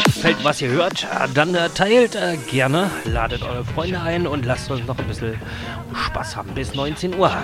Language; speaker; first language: German; native; German